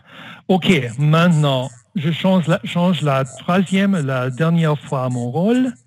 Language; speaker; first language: French; non-native, fluent; German